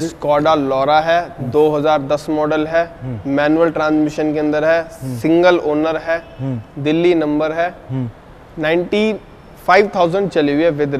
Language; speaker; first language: Hindi; native; Hindi